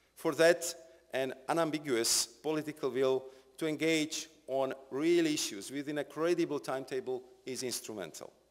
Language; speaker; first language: English; non-native, fluent; Slovak